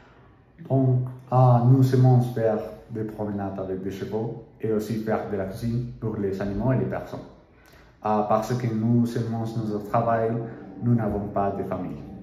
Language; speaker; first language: French; non-native, learner; Spanish